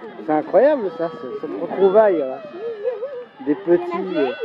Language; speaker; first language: French; non-native, local second language; Arabic